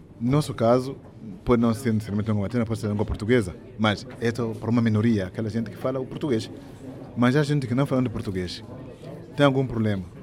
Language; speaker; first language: Portuguese; non-native, local second language; Yao